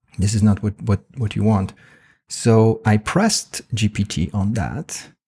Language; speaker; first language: English; non-native, fluent; Polish